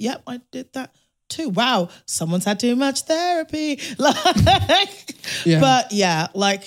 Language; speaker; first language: English; native; English